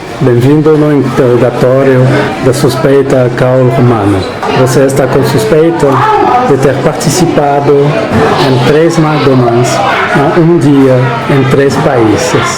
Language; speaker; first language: Portuguese; non-native, learner; Dutch